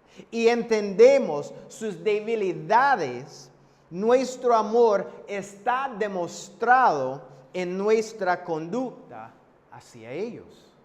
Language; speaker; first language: Spanish; non-native, fluent; English